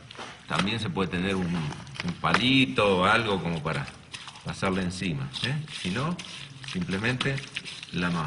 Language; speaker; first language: Spanish; native; Spanish